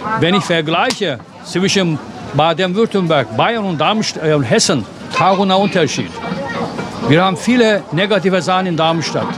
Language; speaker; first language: German; non-native, fluent; Turkish